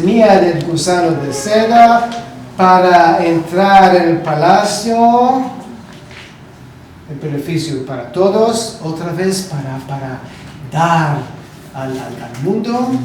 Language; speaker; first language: Spanish; non-native, learner; Hebrew